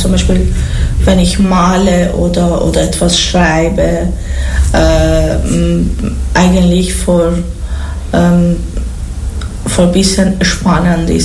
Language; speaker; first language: German; non-native, learner; Persian